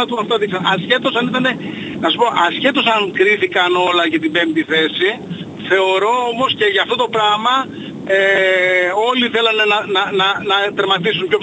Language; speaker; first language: Greek; non-native, fluent; Italian